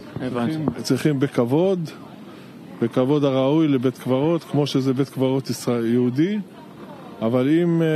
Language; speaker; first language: Hebrew; native; Hebrew